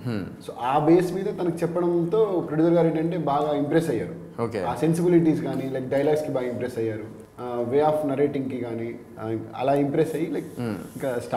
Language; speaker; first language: Telugu; native; Telugu